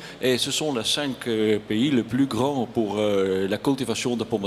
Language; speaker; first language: French; non-native, learner; Dutch